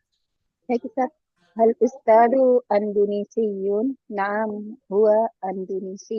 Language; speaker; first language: Arabic; non-native, learner; Malay